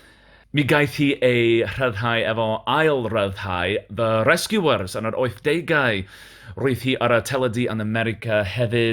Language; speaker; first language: Welsh; non-native, learner; English